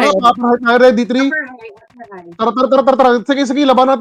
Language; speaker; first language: Filipino; native; Filipino